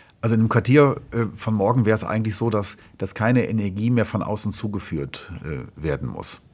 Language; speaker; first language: German; native; German